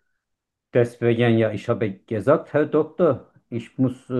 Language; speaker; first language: German; non-native, learner; Turkish